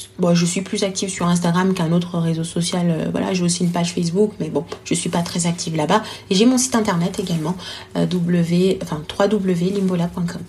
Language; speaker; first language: French; non-native, local second language; Lingala